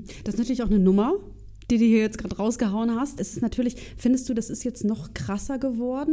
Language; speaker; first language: German; native; German